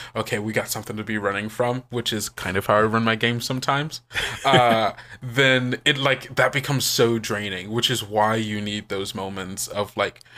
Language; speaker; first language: English; native; English